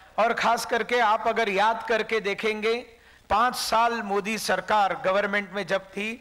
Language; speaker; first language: Hindi; non-native, local second language; Marathi